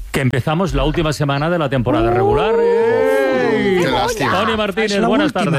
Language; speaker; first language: Spanish; native; Spanish